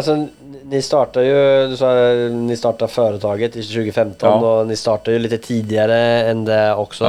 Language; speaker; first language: Swedish; native; Swedish